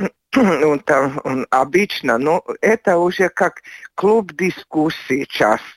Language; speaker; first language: Russian; non-native, local second language; Latvian